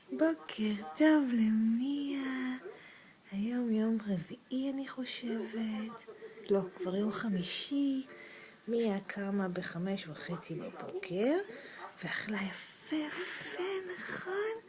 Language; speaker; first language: Hebrew; native; Hebrew